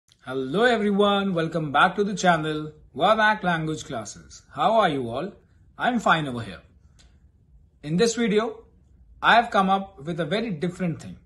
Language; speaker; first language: English; non-native, local second language; Hindi